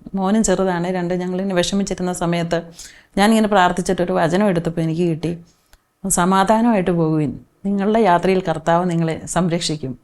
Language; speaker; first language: Malayalam; native; Malayalam